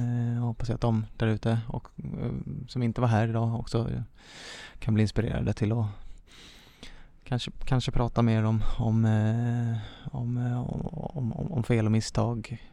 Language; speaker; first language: Swedish; native; Swedish